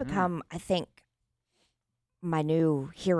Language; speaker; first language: English; native; English